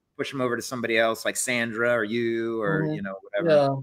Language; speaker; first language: English; native; English